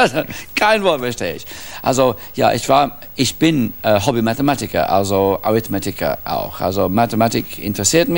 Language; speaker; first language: German; non-native, fluent; English